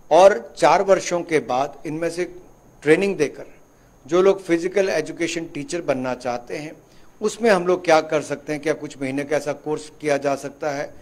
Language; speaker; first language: Hindi; native; Hindi